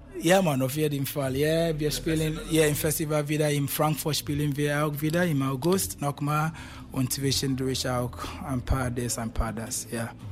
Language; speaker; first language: German; non-native, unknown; Akan